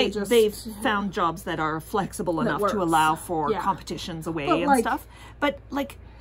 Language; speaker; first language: English; native; English